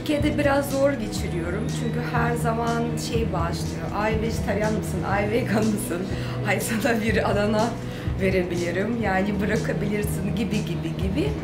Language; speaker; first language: Turkish; non-native, fluent; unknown